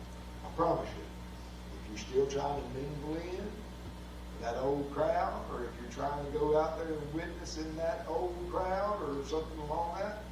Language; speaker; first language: English; native; English